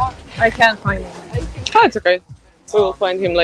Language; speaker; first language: English; non-native, fluent; Ukrainian